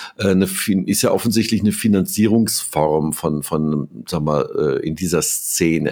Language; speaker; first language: German; native; German